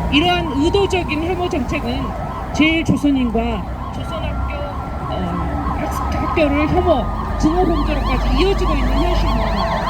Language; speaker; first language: Korean; native; Korean